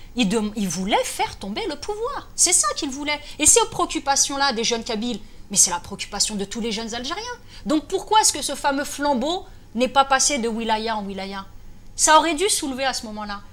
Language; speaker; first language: French; native; French